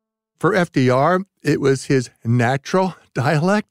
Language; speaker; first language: English; native; English